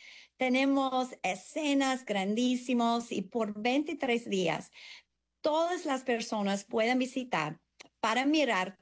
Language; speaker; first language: Spanish; non-native, fluent; English